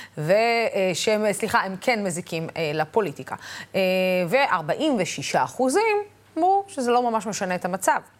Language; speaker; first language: Hebrew; non-native, local second language; Arabic